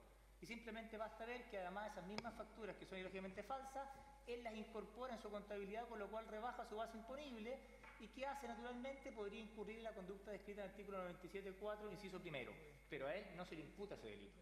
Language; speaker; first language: Spanish; native; Spanish